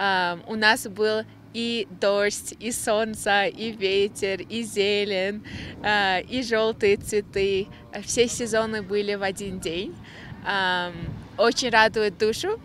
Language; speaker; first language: Russian; non-native, local second language; Uzbek